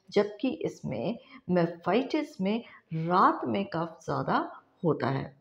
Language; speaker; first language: Hindi; non-native, local second language; Marathi